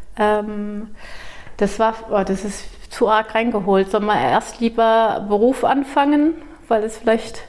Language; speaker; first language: German; non-native, fluent; Portuguese